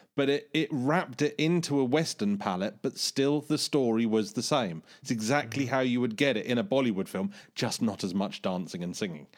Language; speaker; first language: English; early bilingual, other home language; Hindi